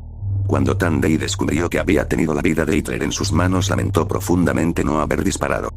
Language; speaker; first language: Spanish; native; Spanish